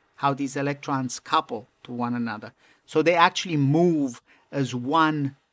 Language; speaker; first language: English; non-native, fluent; Romanian